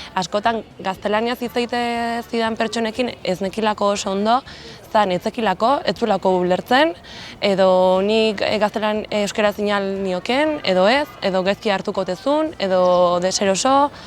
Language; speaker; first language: Basque; native; Basque